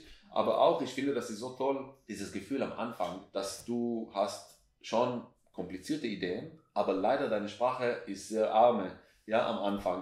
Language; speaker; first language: German; non-native, fluent; Hebrew